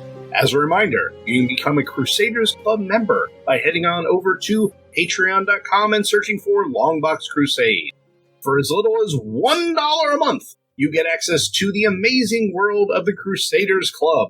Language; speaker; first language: English; native; English